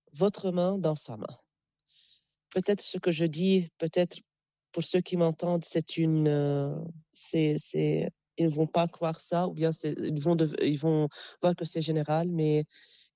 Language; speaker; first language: French; non-native, local second language; Arabic